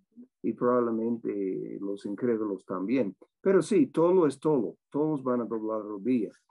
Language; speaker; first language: Spanish; non-native, fluent; English